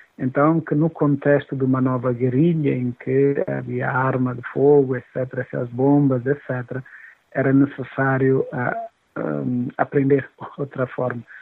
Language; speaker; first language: Portuguese; non-native, local second language; Upper Guinea Crioulo